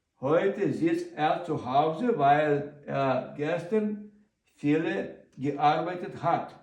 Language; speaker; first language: German; non-native, learner; Ukrainian